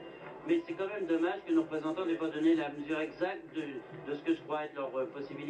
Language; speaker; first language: French; native; French